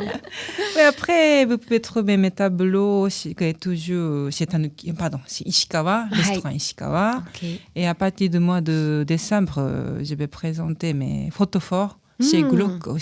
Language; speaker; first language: French; non-native, fluent; Japanese